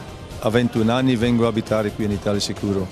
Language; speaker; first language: Italian; non-native, learner; Dutch